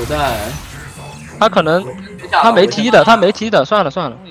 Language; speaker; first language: Chinese; native; Chinese